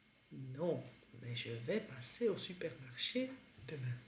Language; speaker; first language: French; non-native, fluent; Czech